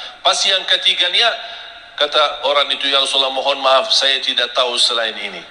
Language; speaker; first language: Indonesian; non-native, fluent; Arabic